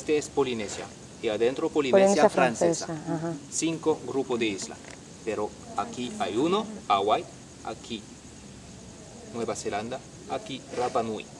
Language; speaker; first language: Spanish; non-native, learner; French